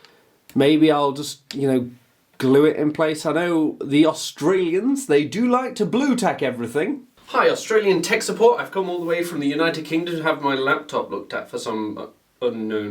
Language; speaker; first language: English; native; English